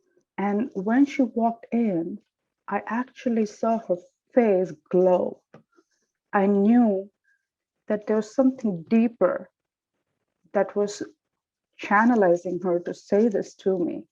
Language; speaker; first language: English; non-native, local second language; Tamil